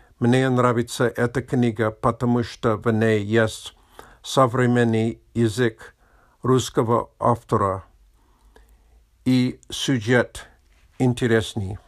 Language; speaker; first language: Russian; non-native, learner; English